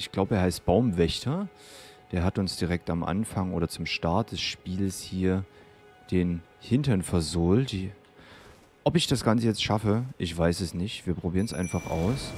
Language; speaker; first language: German; native; German